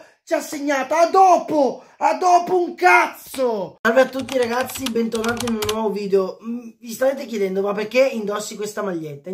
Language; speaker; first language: Italian; native; Italian